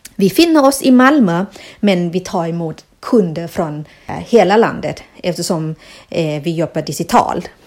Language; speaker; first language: Swedish; non-native, fluent; Thai